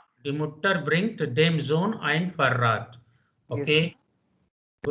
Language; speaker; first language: German; non-native, fluent; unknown